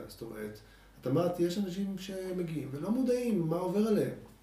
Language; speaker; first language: Hebrew; native; Hebrew